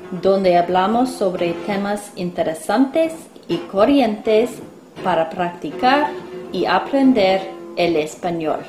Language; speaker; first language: Spanish; non-native, fluent; English